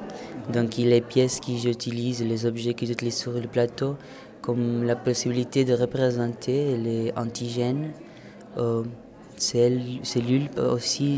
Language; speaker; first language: French; non-native, fluent; Portuguese